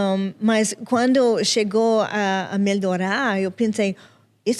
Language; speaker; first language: Portuguese; non-native, fluent; English